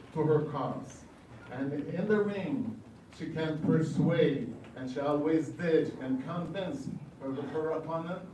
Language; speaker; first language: English; non-native, fluent; French